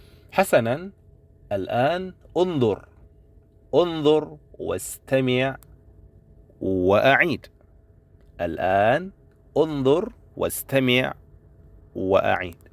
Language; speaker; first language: Arabic; non-native, fluent; Indonesian